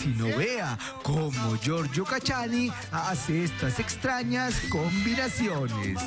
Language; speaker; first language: Spanish; native; Spanish